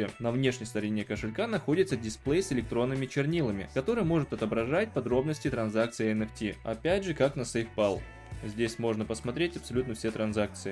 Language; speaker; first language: Russian; native; Russian